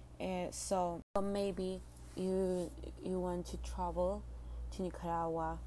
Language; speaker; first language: English; non-native, learner; Spanish